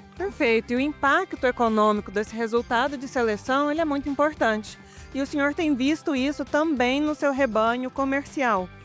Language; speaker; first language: Portuguese; native; Portuguese